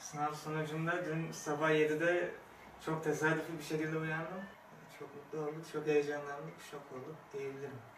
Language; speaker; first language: Turkish; native; Turkish